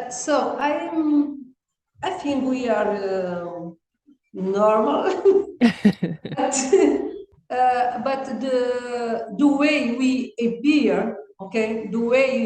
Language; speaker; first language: English; non-native, learner; Kabuverdianu